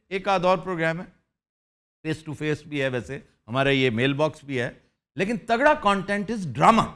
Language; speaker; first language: Urdu; native; Urdu